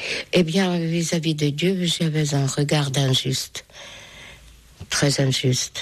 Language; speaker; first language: French; non-native, fluent; Hungarian